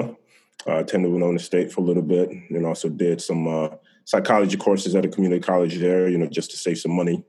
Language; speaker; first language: English; native; English